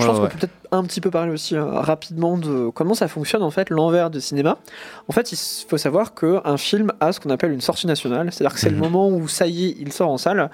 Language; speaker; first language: French; native; French